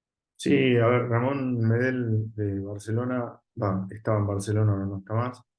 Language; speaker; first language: Spanish; native; Spanish